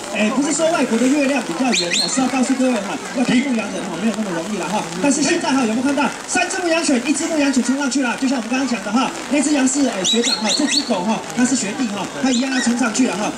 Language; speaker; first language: Chinese; native; Chinese